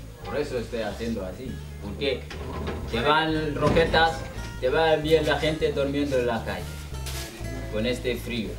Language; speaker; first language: Spanish; non-native, local second language; Wolof